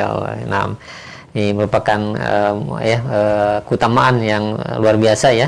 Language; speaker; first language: Indonesian; native; Indonesian